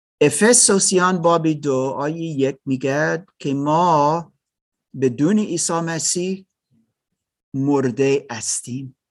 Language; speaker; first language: Persian; non-native, learner; German